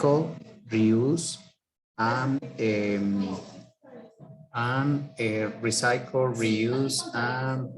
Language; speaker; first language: English; non-native, learner; Spanish